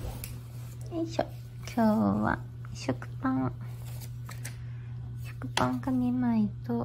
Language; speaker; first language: Japanese; native; Japanese